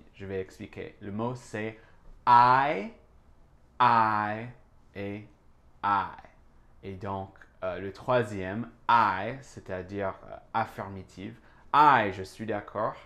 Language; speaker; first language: French; non-native, fluent; English